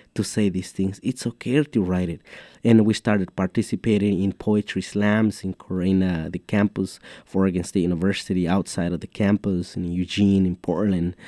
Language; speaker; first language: English; non-native, fluent; Mixtepec Mixtec